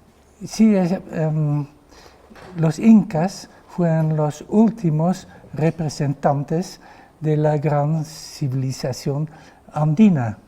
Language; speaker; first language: Spanish; non-native, fluent; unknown